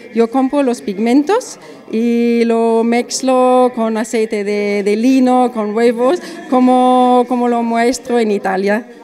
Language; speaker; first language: Spanish; non-native, fluent; German